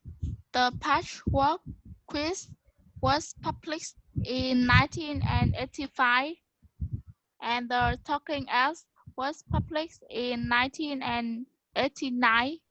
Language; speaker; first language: English; non-native, learner; Vietnamese